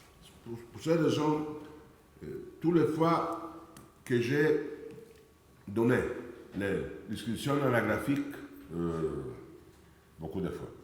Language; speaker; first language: French; non-native, fluent; Italian